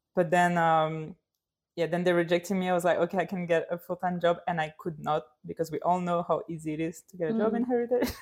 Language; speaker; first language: English; non-native, fluent; French